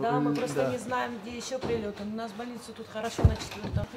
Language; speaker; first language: Russian; native; Russian